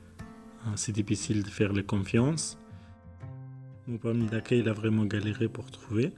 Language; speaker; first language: French; non-native, learner; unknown